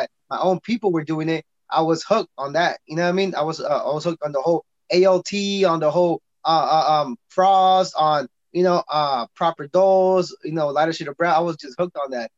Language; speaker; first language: English; native; English